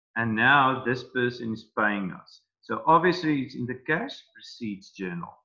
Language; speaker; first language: English; non-native, local second language; Afrikaans